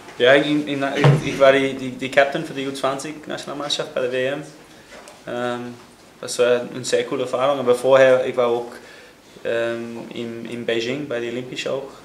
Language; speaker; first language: German; non-native, fluent; English